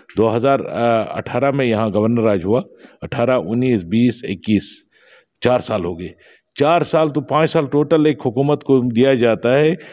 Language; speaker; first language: Hindi; non-native, local second language; Shina